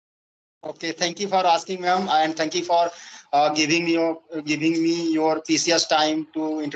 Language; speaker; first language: English; non-native, learner; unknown